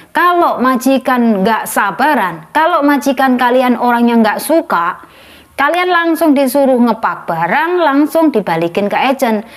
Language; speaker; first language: Indonesian; native; Indonesian